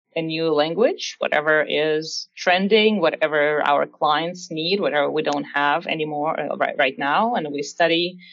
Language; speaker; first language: English; non-native, fluent; Russian